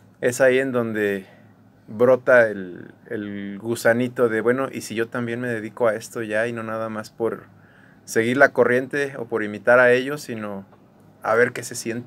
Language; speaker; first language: Spanish; native; Spanish